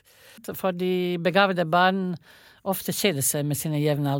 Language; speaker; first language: Norwegian; non-native, fluent; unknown